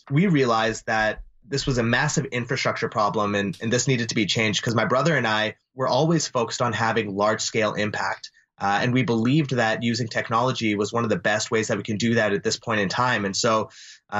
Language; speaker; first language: English; native; English